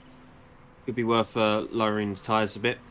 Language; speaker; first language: English; native; English